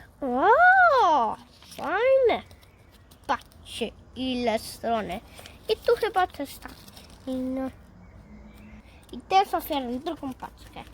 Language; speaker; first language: Polish; early bilingual, heritage; Polish